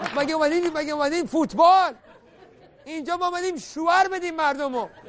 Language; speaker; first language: Persian; early bilingual, heritage; Persian